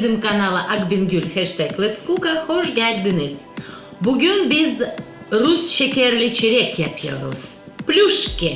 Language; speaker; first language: Turkish; non-native, learner; Russian